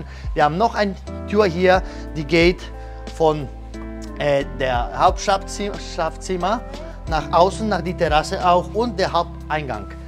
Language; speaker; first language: German; non-native, learner; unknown